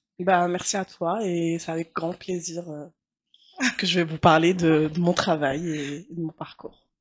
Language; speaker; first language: French; early bilingual, other home language; Arabic